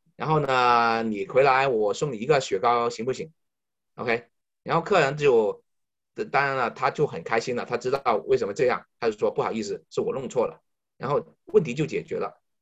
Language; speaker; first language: Chinese; native; Chinese